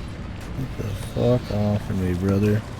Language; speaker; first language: English; native; English